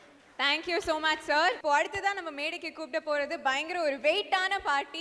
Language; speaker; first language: Tamil; native; Tamil